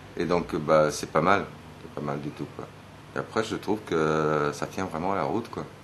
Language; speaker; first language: French; native; French